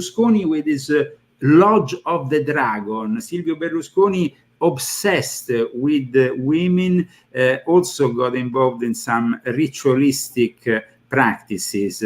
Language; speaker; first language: English; non-native, fluent; Italian